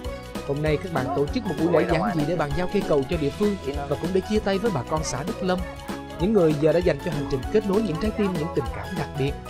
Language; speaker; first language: Vietnamese; native; Vietnamese